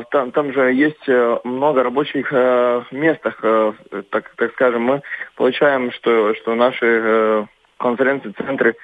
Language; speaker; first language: Russian; non-native, local second language; Latvian